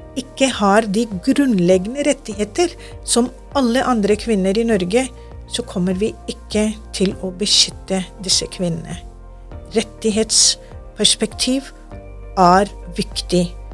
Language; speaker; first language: Norwegian; non-native, fluent; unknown